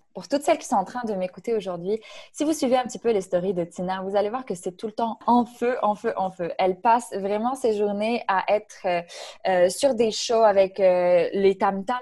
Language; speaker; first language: French; non-native, local second language; Arabic